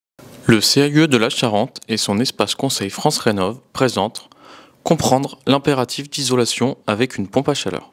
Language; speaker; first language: French; native; French